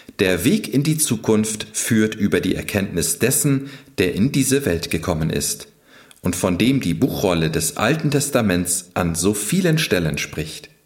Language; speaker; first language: German; native; German